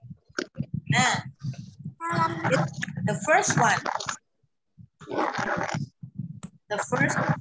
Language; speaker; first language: English; non-native, fluent; Indonesian